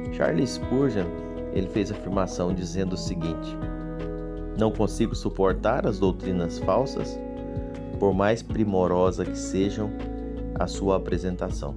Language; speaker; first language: Portuguese; native; Portuguese